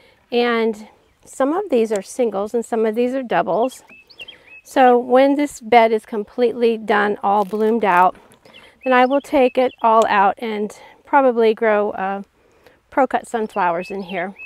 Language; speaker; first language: English; native; English